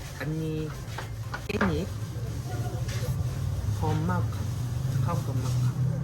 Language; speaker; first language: Thai; non-native, fluent; Korean